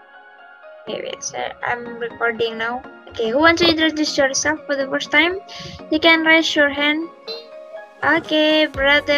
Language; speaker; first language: English; non-native, learner; Indonesian